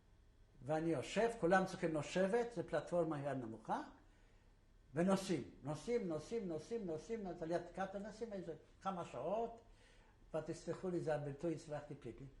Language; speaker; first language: Hebrew; non-native, fluent; Polish